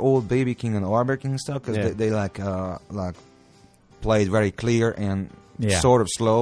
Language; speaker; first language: English; non-native, fluent; Hungarian